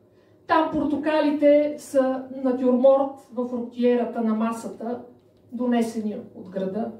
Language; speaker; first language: Bulgarian; native; Bulgarian